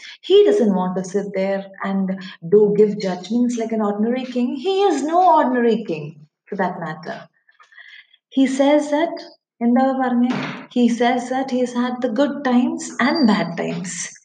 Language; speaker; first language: English; non-native, local second language; Malayalam